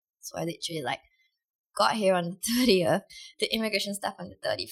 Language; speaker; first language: English; native; English